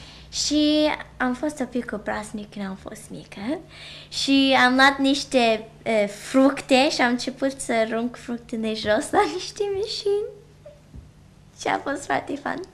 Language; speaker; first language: Romanian; early bilingual, heritage; Romanian